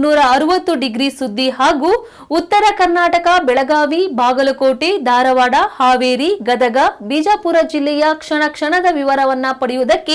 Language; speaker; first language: Kannada; native; Kannada